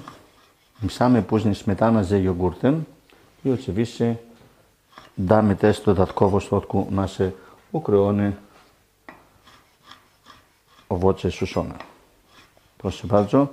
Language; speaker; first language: Polish; non-native, learner; Greek